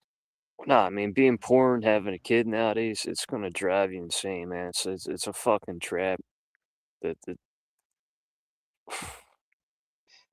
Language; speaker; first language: English; native; English